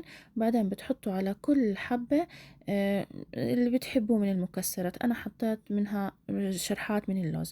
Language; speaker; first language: Arabic; native; Arabic